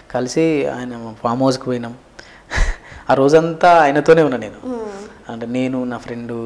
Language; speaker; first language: Telugu; native; Telugu